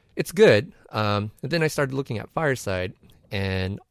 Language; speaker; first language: English; native; English